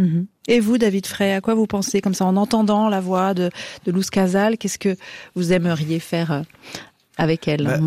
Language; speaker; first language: French; native; French